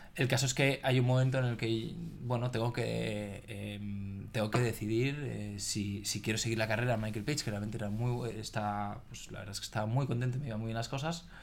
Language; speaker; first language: Spanish; native; Spanish